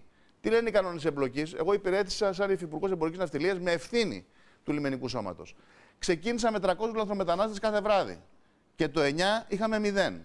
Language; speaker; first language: Greek; native; Greek